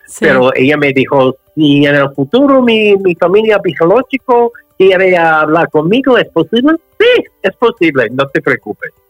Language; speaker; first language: Spanish; non-native, learner; English